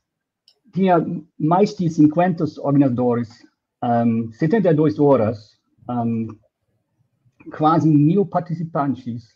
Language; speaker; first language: Portuguese; non-native, fluent; German